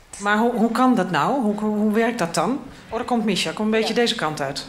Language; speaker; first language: Dutch; native; Dutch